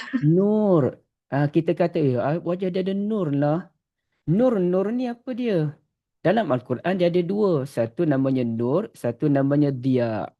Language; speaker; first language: Malay; native; Malay